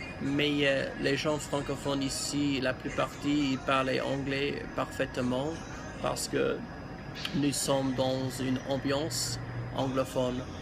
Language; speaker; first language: French; non-native, learner; English